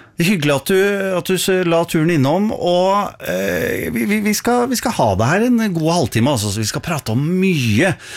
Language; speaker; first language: Norwegian; native; Norwegian